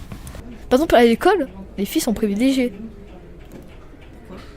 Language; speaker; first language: French; native; French